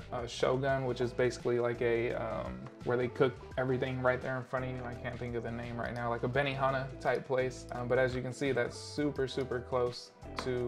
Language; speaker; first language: English; native; English